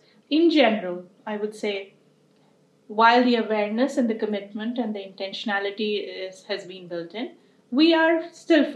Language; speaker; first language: English; non-native, local second language; Hindi